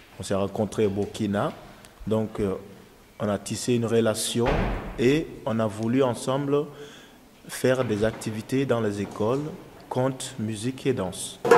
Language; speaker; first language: French; non-native, local second language; Dyula